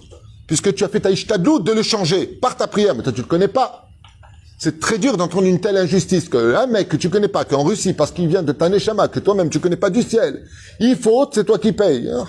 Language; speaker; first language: French; native; French